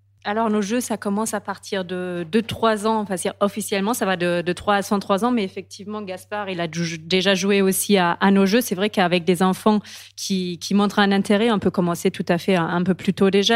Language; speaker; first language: French; non-native, fluent; German